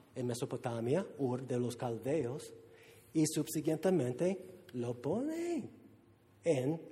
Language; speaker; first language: Spanish; non-native, fluent; English